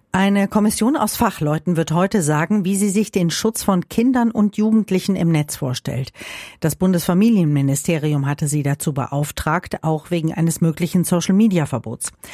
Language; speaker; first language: German; native; German